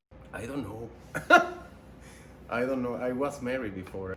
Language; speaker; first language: English; non-native, learner; Spanish